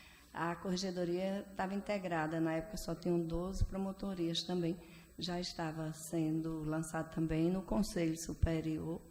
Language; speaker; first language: Portuguese; native; Portuguese